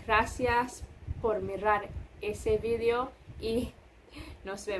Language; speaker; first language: Spanish; non-native, fluent; English